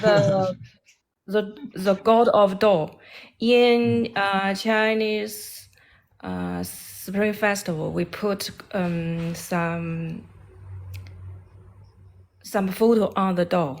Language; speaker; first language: English; non-native, learner; Chinese